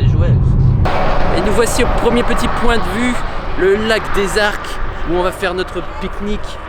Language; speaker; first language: French; native; French